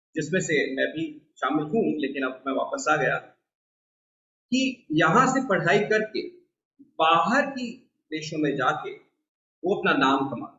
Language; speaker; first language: Hindi; non-native, local second language; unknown